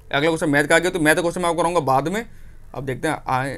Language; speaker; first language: Hindi; native; Hindi